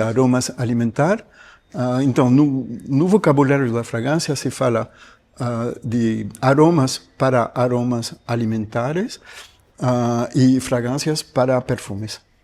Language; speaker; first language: Portuguese; non-native, fluent; French